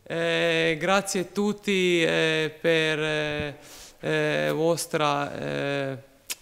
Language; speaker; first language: Italian; non-native, learner; Croatian